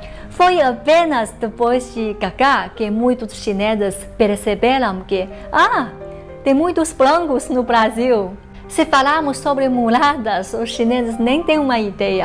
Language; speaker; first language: Portuguese; non-native, fluent; Chinese